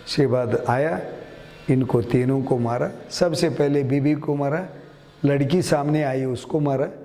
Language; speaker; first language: Hindi; non-native, local second language; Kannada